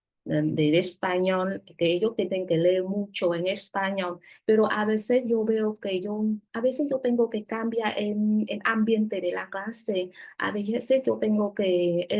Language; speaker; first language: Spanish; non-native, fluent; Vietnamese